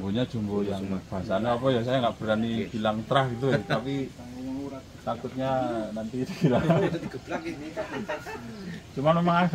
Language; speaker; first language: Indonesian; non-native, local second language; Javanese